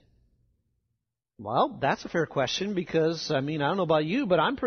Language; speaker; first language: English; native; English